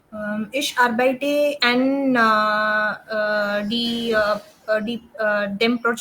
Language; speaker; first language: German; non-native, learner; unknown